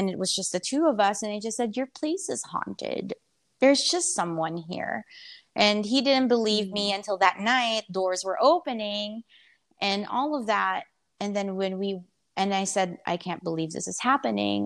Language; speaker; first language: English; non-native, local second language; Filipino